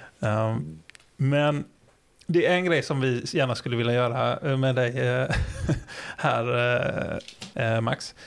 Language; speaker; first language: Swedish; native; Swedish